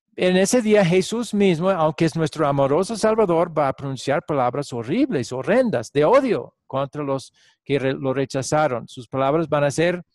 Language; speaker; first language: Spanish; non-native, fluent; English